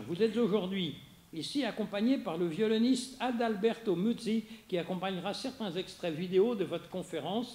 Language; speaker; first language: French; native; French